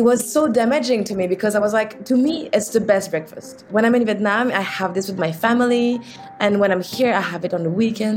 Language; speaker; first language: English; non-native, fluent; French